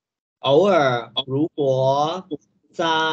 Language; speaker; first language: Chinese; non-native, learner; Vietnamese